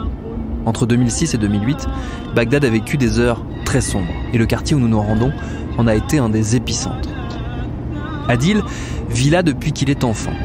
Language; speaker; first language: French; native; French